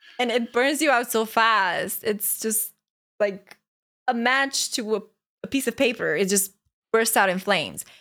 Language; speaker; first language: English; non-native, fluent; Romanian